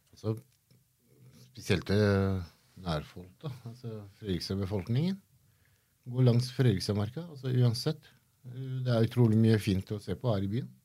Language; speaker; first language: Norwegian; early bilingual, other home language; Kurdish